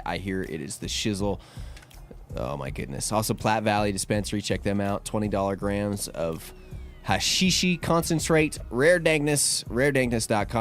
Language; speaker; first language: English; native; English